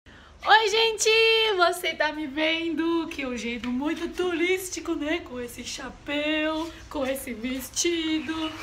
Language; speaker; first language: Portuguese; non-native, fluent; Chinese